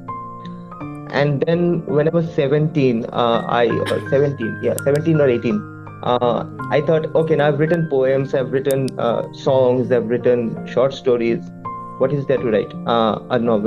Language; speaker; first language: English; non-native, local second language; Bangla